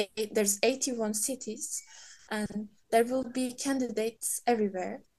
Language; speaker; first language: English; non-native, fluent; Turkish